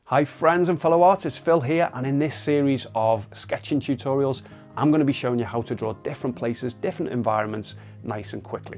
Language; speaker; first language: English; native; English